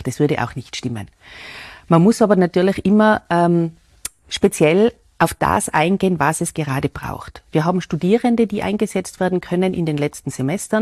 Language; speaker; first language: German; native; German